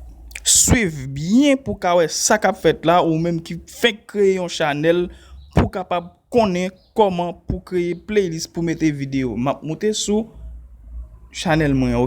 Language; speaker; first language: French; non-native, learner; Haitian Creole